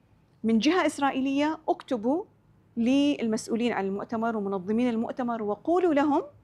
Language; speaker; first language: Arabic; native; Arabic